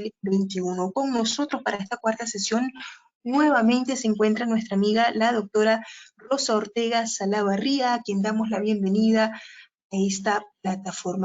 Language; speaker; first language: Spanish; native; Spanish